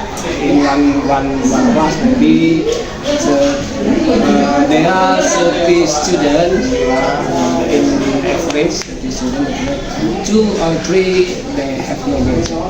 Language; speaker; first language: English; non-native, learner; Indonesian